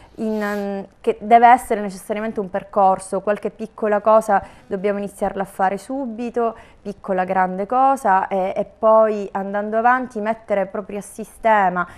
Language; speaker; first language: Italian; native; Italian